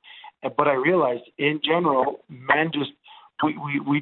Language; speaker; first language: English; non-native, fluent; Italian